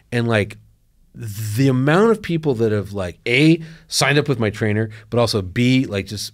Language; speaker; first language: English; native; English